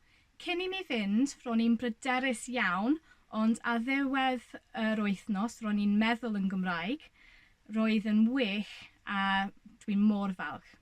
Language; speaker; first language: Welsh; non-native, learner; English